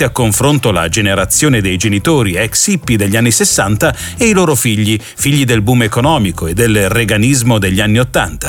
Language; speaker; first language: Italian; native; Italian